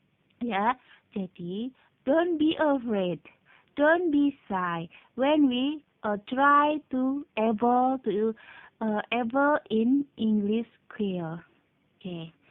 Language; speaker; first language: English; non-native, fluent; Indonesian